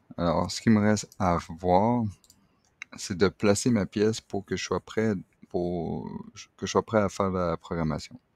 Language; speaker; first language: French; native; French